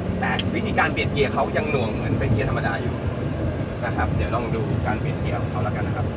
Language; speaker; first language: Thai; native; Thai